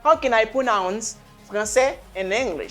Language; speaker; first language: English; non-native, learner; Haitian Creole